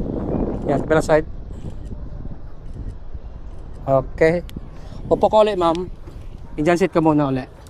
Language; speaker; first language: Filipino; non-native, local second language; Aklanon